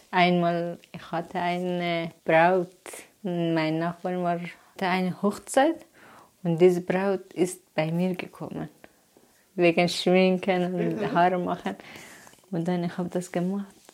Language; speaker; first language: German; non-native, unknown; Persian